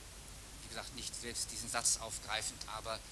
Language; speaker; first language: German; native; German